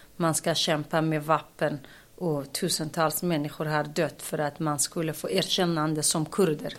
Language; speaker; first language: Swedish; non-native, fluent; Kurdish